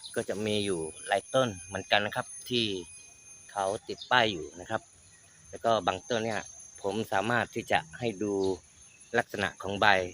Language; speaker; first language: Thai; non-native, local second language; Malay